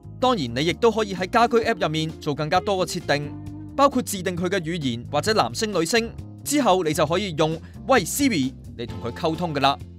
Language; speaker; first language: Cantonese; native; Cantonese